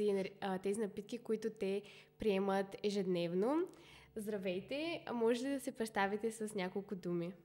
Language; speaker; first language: Bulgarian; native; Bulgarian